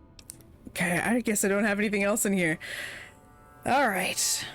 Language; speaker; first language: English; native; English